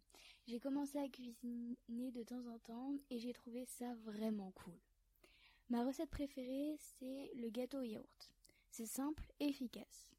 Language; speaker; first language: French; native; French